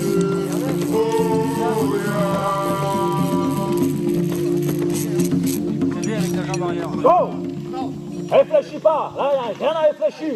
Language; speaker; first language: French; native; French